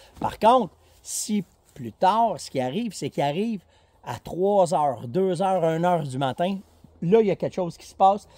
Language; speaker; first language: French; native; French